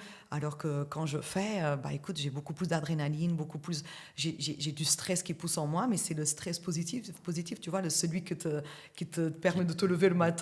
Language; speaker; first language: French; native; French